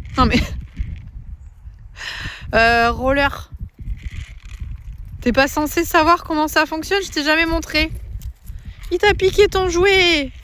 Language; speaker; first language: French; native; French